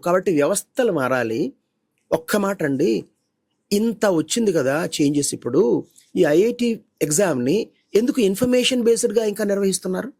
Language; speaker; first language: Telugu; native; Telugu